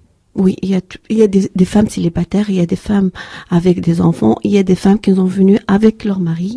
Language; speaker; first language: French; non-native, learner; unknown